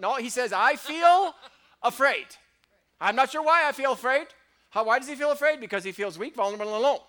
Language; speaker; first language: English; native; English